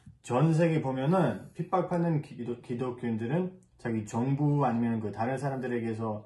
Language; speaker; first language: Korean; non-native, fluent; English